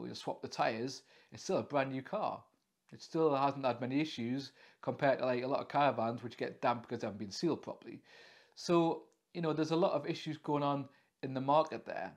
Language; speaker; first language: English; native; English